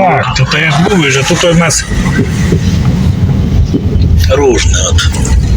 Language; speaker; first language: Polish; non-native, learner; Ukrainian